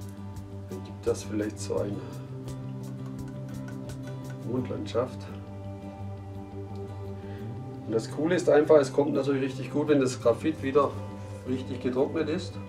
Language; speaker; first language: German; native; German